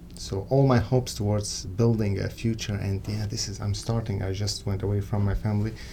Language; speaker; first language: English; non-native, fluent; Arabic